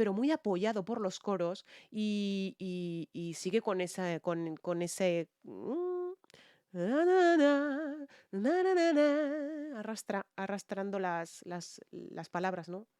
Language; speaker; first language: Spanish; native; Spanish